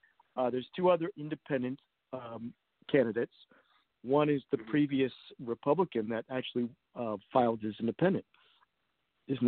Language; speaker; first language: English; native; English